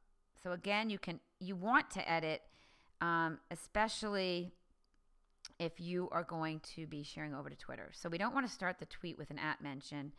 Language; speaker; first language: English; native; English